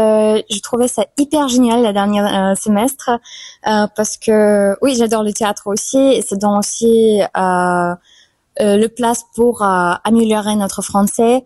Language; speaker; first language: French; non-native, fluent; German